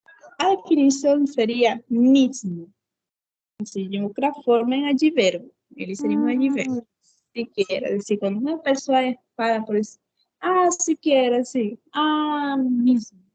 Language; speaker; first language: Portuguese; non-native, fluent; Spanish